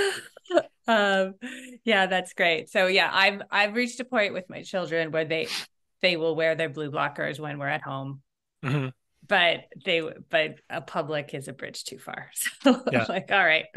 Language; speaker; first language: English; native; English